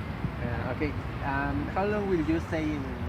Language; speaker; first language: English; non-native, learner; Spanish